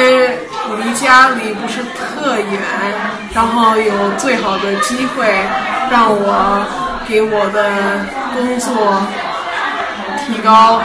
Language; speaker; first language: Chinese; early bilingual, heritage; Chinese